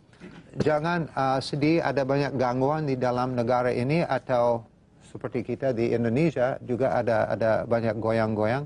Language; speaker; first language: Indonesian; non-native, fluent; English